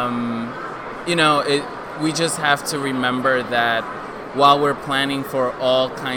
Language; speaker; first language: English; early bilingual, other home language; Spanish